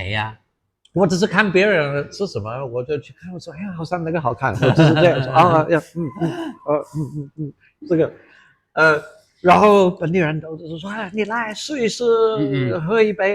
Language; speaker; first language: Chinese; non-native, fluent; English